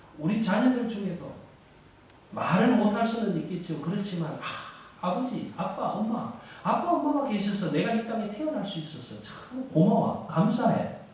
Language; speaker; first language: Korean; native; Korean